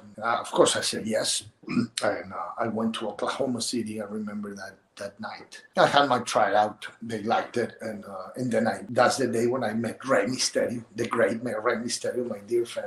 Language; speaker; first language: English; non-native, fluent; Spanish